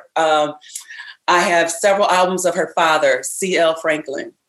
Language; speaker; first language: English; native; English